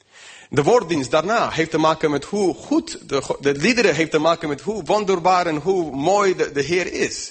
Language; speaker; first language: Dutch; non-native, fluent; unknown